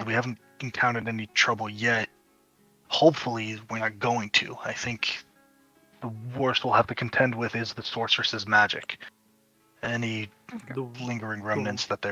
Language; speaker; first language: English; native; English